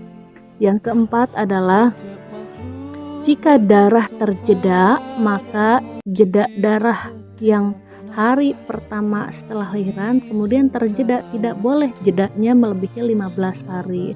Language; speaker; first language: Indonesian; native; Indonesian